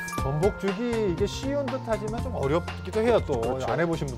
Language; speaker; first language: Korean; native; Korean